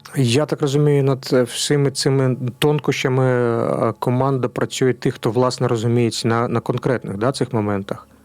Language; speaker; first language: Ukrainian; native; Ukrainian